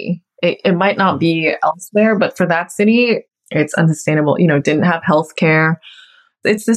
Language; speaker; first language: English; native; English